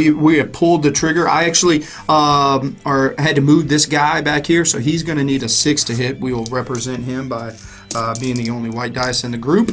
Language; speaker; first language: English; native; English